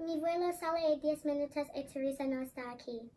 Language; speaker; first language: Spanish; non-native, learner; English